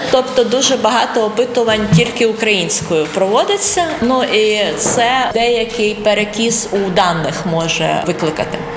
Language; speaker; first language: Ukrainian; non-native, local second language; Russian